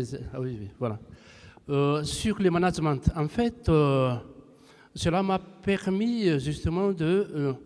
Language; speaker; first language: French; non-native, local second language; Malagasy